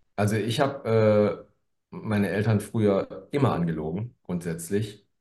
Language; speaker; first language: German; early bilingual, other home language; Korean